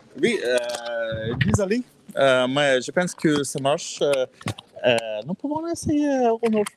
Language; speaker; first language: French; non-native, learner; English